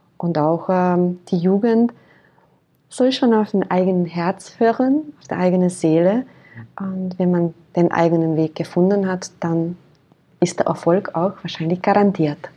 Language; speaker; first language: German; non-native, fluent; Hungarian